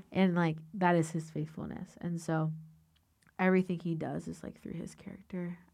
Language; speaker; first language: English; native; English